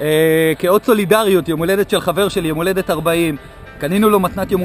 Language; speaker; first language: Hebrew; native; Hebrew